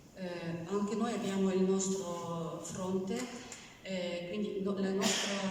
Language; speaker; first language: Italian; non-native, learner; Ukrainian